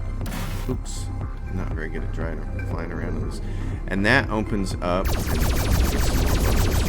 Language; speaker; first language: English; native; English